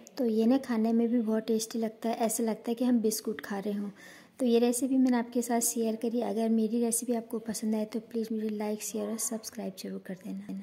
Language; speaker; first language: Hindi; native; Hindi